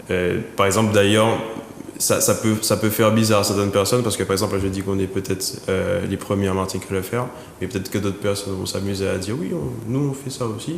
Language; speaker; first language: French; native; French